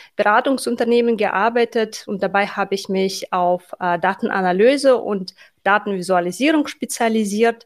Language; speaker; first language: German; non-native, fluent; Russian